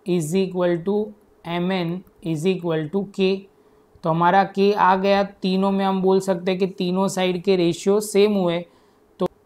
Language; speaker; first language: Hindi; non-native, local second language; Gujarati